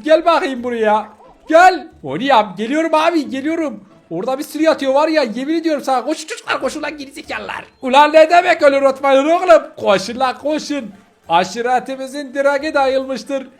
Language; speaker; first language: Turkish; native; Turkish